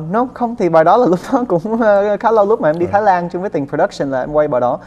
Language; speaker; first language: Vietnamese; early bilingual, other home language; English